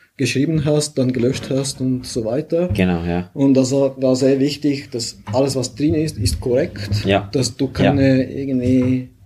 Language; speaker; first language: German; non-native, fluent; Bulgarian